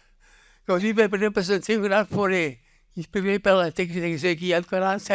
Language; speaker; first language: French; non-native, learner; Catalan